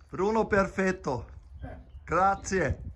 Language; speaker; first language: Italian; non-native, learner; German